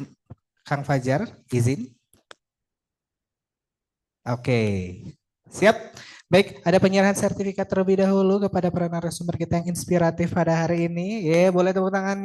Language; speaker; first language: Indonesian; native; Indonesian